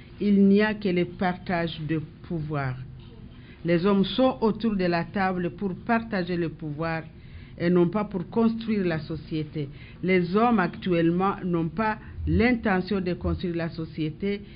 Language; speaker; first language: French; non-native, local second language; Swahili